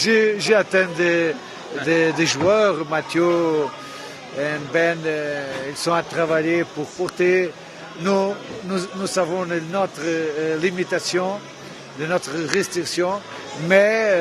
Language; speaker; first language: French; non-native, fluent; Portuguese